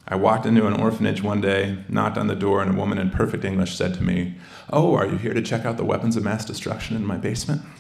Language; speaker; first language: English; native; English